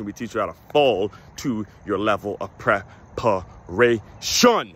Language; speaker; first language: English; native; English